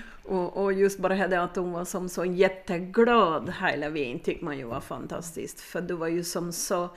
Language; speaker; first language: Swedish; native; Swedish